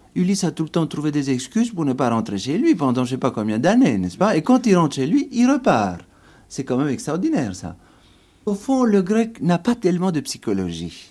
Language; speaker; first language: French; non-native, fluent; Greek